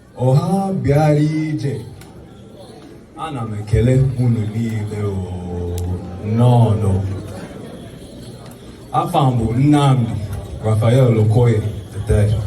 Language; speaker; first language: Igbo; early bilingual, heritage; Igbo